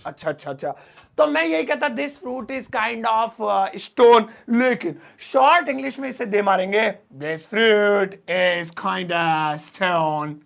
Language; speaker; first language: Hindi; native; Hindi